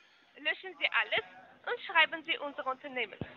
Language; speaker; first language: German; non-native, learner; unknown